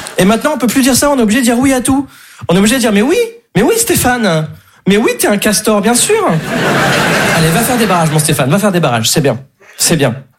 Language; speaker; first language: French; native; French